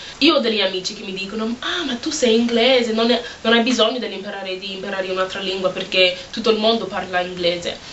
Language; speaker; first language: Italian; non-native, fluent; English